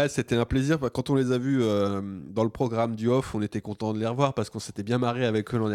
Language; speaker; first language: French; native; French